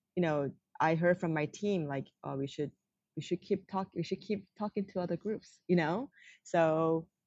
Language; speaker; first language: English; non-native, fluent; Korean